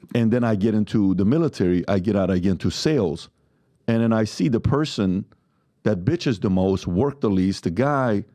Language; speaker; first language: English; non-native, fluent; Persian